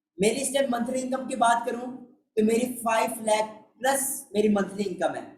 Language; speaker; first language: Urdu; non-native, local second language; Punjabi